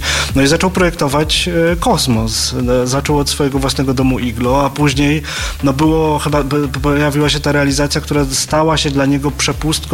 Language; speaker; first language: Polish; native; Polish